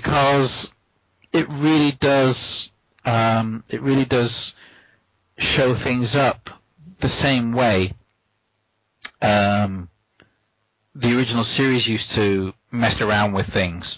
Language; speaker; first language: English; native; English